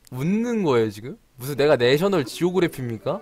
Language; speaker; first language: Korean; native; Korean